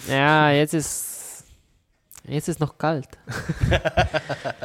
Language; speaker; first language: German; non-native, learner; Czech